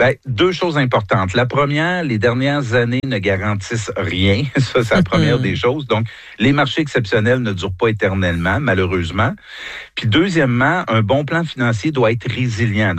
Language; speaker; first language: French; native; French